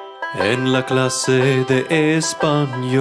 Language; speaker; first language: Spanish; non-native, learner; English